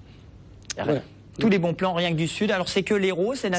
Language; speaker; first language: French; native; French